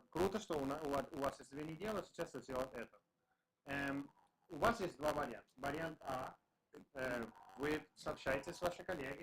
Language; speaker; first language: Russian; non-native, learner; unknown